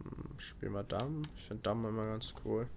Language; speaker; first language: German; native; German